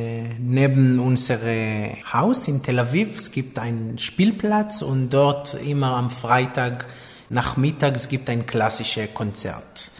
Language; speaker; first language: German; non-native, fluent; Hebrew